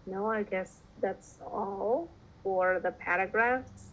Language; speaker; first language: English; non-native, fluent; Indonesian